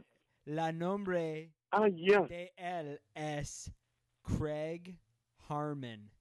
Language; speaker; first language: Spanish; non-native, learner; English